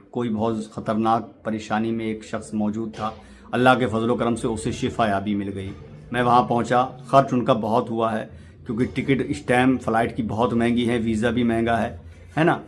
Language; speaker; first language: Urdu; native; Urdu